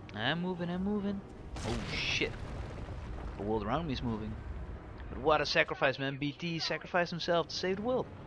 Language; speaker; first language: English; non-native, fluent; Dutch